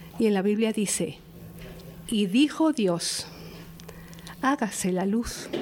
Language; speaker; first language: Spanish; native; Spanish